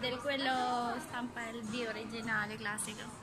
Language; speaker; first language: Italian; non-native, learner; Filipino